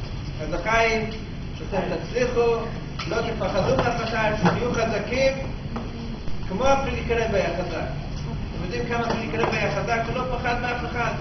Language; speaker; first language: Hebrew; non-native, fluent; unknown